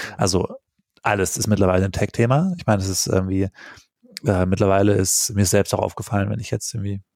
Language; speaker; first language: German; native; German